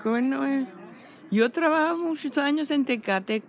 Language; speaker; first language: Spanish; non-native, fluent; English